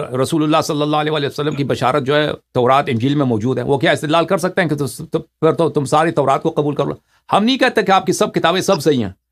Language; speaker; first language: Hindi; non-native, fluent; Persian